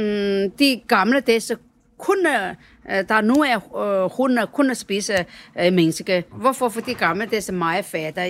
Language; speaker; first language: Danish; non-native, learner; Chinese